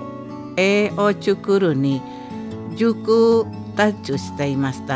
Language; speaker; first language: Japanese; non-native, fluent; Indonesian